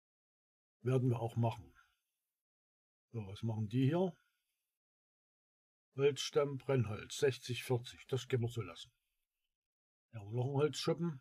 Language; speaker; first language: German; native; German